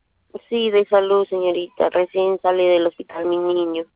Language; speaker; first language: Spanish; native; Spanish